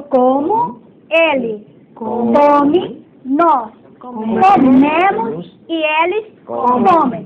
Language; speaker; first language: Portuguese; non-native, fluent; Spanish